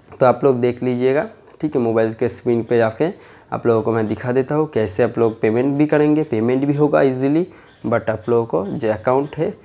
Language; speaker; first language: Hindi; non-native, local second language; Bangla